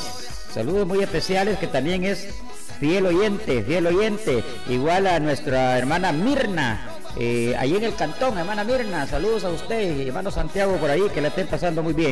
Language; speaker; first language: Spanish; native; Spanish